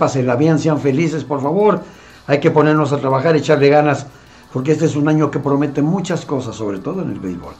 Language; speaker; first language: Spanish; native; Spanish